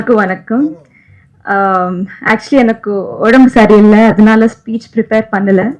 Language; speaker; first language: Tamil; non-native, local second language; Malayalam